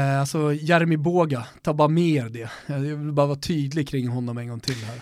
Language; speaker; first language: Swedish; native; Swedish